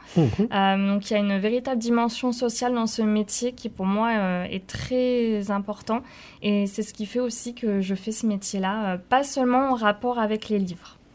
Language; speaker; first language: French; native; French